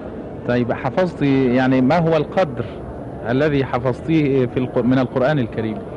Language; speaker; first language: Arabic; native; Arabic